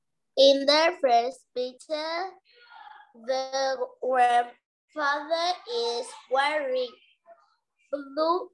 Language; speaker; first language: English; non-native, learner; Vietnamese